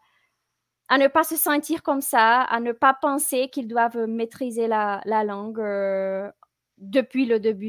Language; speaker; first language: French; non-native, fluent; Portuguese